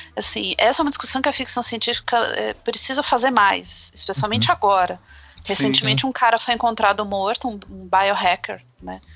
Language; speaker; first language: Portuguese; native; Portuguese